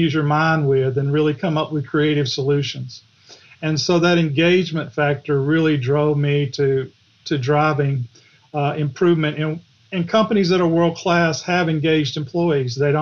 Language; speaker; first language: English; native; English